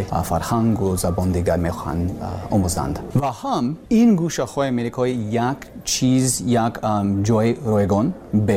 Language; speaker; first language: Persian; non-native, learner; English